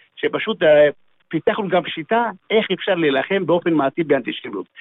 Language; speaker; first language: Hebrew; early bilingual, other home language; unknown